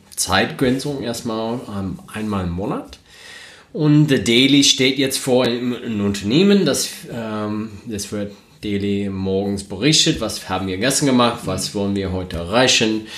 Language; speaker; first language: German; non-native, learner; English